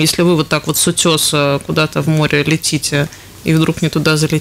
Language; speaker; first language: Russian; native; Russian